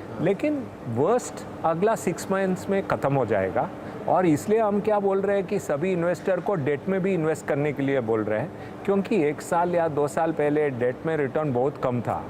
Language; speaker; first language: Hindi; non-native, local second language; Tamil